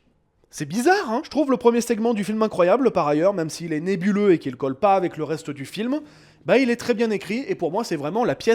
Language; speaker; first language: French; native; French